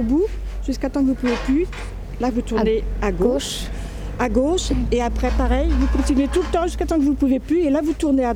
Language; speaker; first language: French; native; French